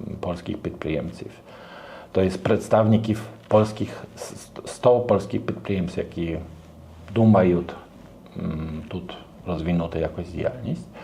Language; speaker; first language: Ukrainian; non-native, learner; Polish